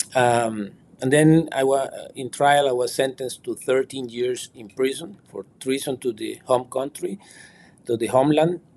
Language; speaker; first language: English; non-native, fluent; Spanish